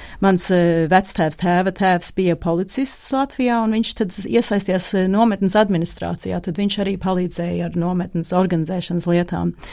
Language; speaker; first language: Latvian; early bilingual, heritage; Latvian